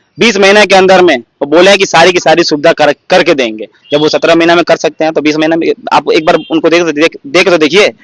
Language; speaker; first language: Hindi; native; Hindi